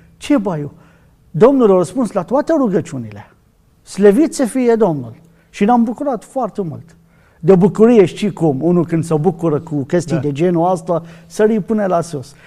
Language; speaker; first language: Romanian; non-native, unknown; Arabic